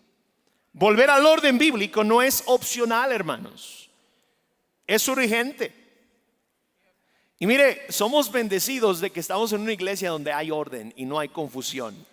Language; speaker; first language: Spanish; native; Spanish